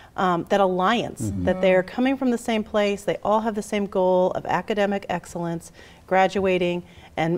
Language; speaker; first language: English; native; English